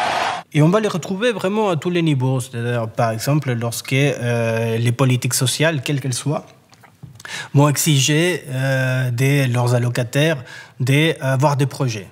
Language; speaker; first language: French; native; French